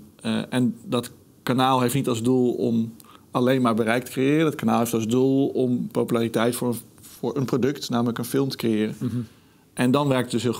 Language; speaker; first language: Dutch; native; Dutch